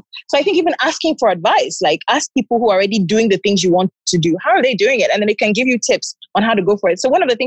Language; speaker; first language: English; non-native, local second language; Yoruba